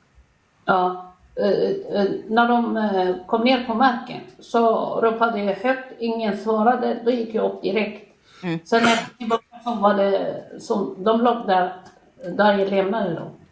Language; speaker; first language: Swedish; non-native, learner; Arabic